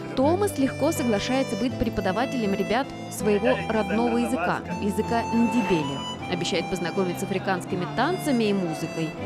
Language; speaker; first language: Russian; native; Russian